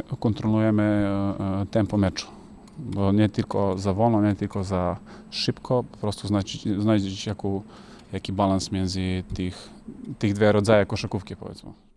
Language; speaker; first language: Polish; non-native, fluent; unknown